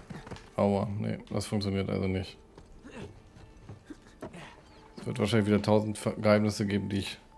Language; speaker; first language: German; native; German